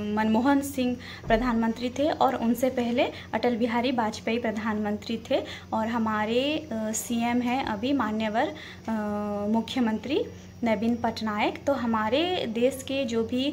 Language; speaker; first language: Hindi; native; Hindi